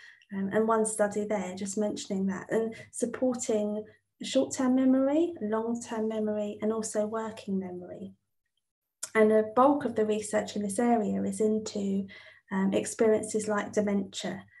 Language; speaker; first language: English; native; English